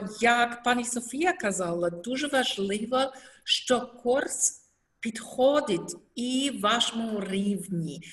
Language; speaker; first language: Ukrainian; non-native, learner; German